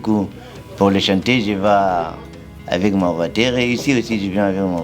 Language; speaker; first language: French; non-native, learner; Arabic